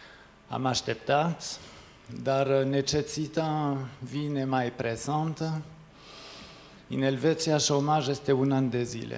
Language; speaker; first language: Romanian; non-native, fluent; French